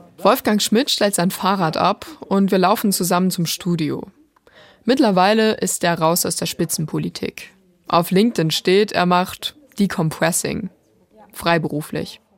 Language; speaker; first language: German; native; German